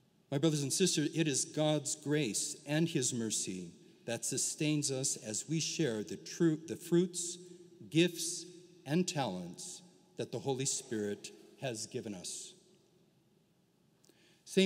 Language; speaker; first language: English; early bilingual, other home language; Portuguese